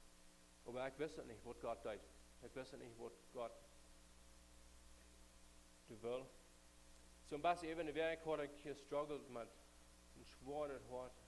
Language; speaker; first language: German; non-native, learner; Plautdietsch